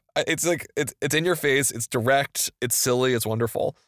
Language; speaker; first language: English; native; English